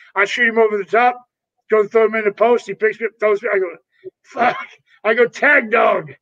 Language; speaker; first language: English; native; English